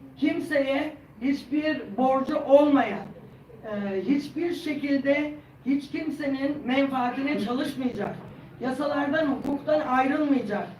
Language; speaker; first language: Turkish; native; Turkish